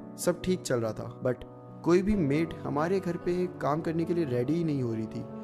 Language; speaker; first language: Hindi; native; Hindi